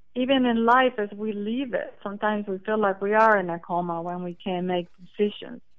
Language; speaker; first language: English; non-native, fluent; Spanish